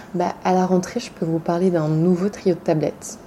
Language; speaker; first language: French; native; French